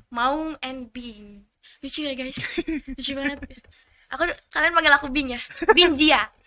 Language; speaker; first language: Indonesian; native; Indonesian